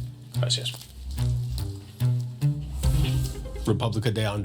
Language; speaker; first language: Spanish; non-native, learner; English